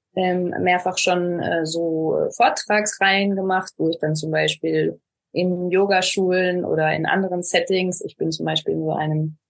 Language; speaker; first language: German; native; German